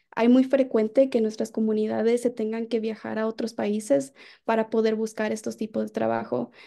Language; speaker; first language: Spanish; native; Spanish